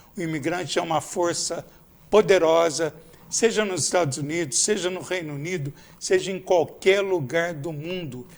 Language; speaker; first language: Portuguese; native; Portuguese